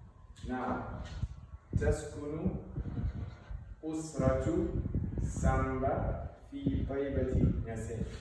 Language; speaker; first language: Arabic; non-native, fluent; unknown